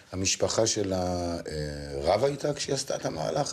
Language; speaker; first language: Hebrew; native; Hebrew